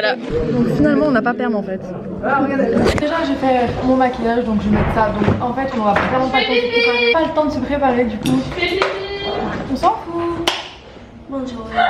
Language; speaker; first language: French; native; French